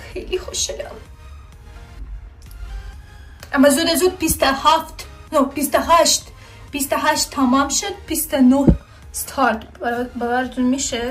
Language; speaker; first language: Persian; non-native, learner; Turkish